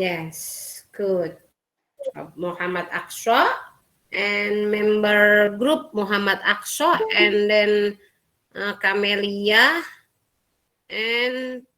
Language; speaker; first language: English; non-native, learner; Indonesian